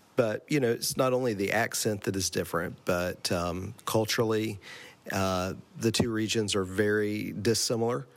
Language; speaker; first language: English; native; English